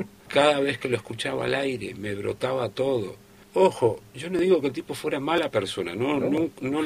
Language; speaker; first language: Spanish; native; Spanish